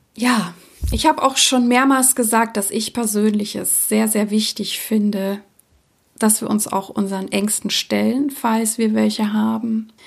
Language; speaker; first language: German; early bilingual, other home language; Czech